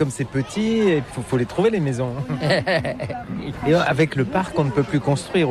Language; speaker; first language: French; native; French